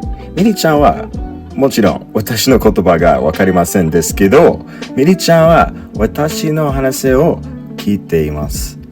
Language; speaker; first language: Japanese; non-native, learner; English